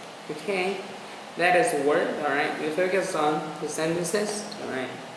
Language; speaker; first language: English; non-native, fluent; Vietnamese